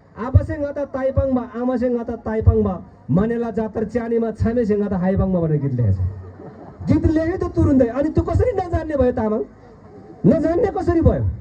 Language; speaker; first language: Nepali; non-native, local second language; Eastern Tamang